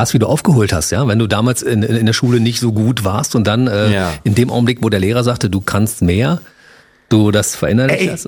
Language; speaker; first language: German; native; German